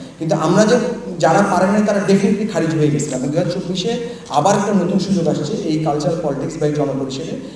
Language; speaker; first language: Bangla; native; Bangla